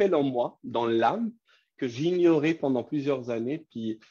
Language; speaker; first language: French; non-native, local second language; Kabyle